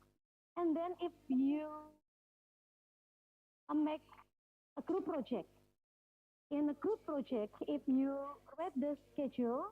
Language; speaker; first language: English; non-native, fluent; Indonesian